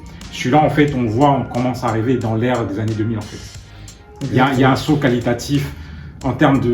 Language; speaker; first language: French; native; French